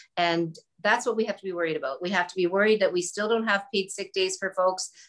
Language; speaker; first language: English; native; English